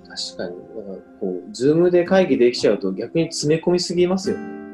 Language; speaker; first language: Japanese; native; Japanese